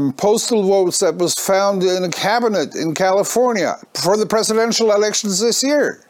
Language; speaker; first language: English; non-native, fluent; Norwegian